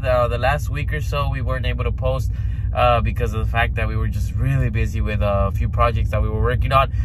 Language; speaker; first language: English; early bilingual, other home language; Spanish